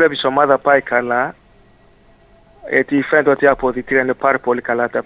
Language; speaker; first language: Greek; non-native, fluent; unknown